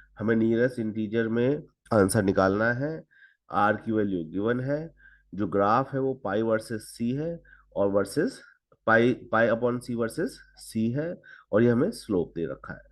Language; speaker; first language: Hindi; native; Hindi